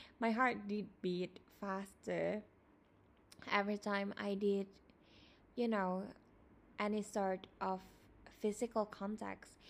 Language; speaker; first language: English; non-native, fluent; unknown